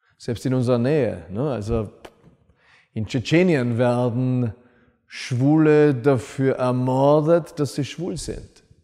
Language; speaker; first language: German; native; German